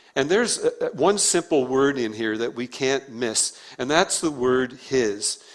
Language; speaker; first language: English; native; English